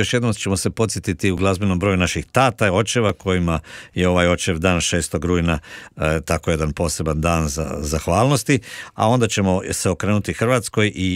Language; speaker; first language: Croatian; native; Croatian